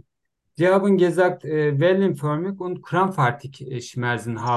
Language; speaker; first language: German; non-native, learner; Turkish